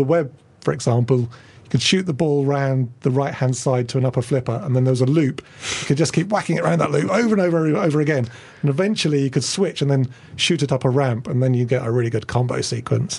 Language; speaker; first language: English; native; English